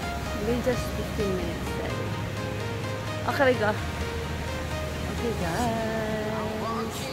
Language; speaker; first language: English; non-native, learner; Filipino